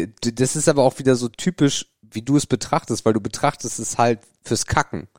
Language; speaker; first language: German; native; German